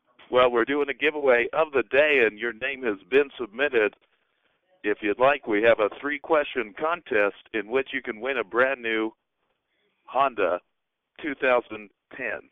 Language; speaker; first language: English; native; English